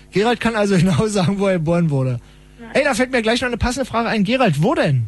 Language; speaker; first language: German; native; German